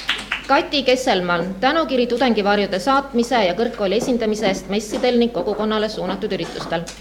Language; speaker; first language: Estonian; native; Estonian